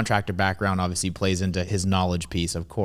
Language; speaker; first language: English; native; English